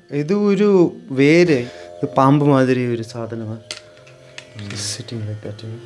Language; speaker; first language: Tamil; non-native, learner; Malayalam